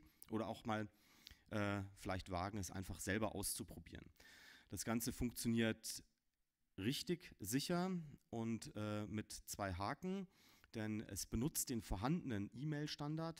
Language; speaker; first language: German; native; German